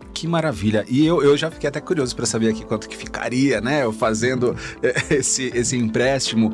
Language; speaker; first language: Portuguese; native; Portuguese